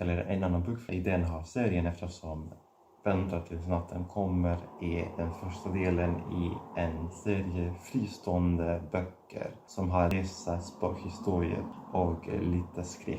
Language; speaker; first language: Swedish; non-native, fluent; Catalan